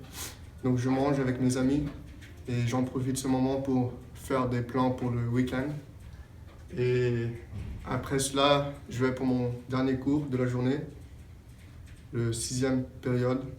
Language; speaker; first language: French; non-native, fluent; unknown